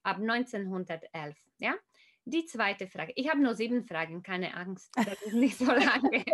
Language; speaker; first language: German; non-native, fluent; Slovak